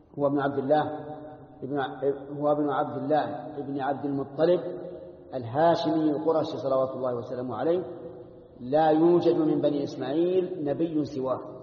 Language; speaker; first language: Arabic; native; Arabic